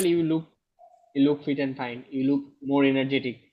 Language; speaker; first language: English; non-native, local second language; Bangla